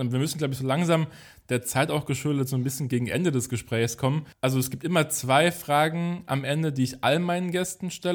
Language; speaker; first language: German; native; German